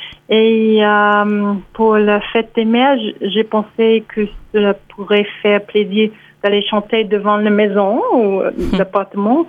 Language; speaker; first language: French; non-native, fluent; English